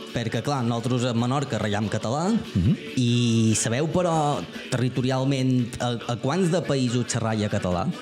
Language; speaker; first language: Catalan; native; Catalan